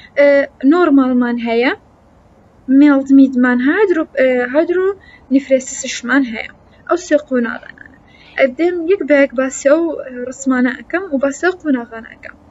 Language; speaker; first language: Central Kurdish; non-native, local second language; Kurdish